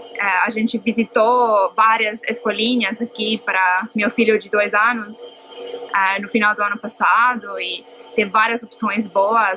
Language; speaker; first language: Portuguese; non-native, fluent; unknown